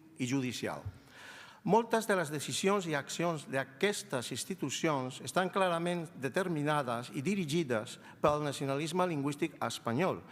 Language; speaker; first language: Catalan; non-native, fluent; Spanish